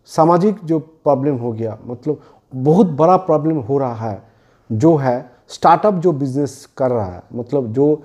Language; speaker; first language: Hindi; non-native, local second language; Bangla